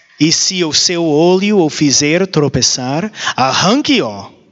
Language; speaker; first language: Portuguese; non-native, learner; English